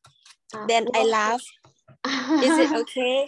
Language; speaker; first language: English; non-native, learner; Lao